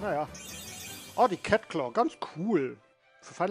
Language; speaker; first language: German; native; German